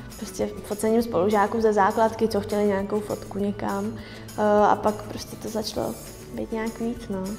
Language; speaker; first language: Czech; native; Czech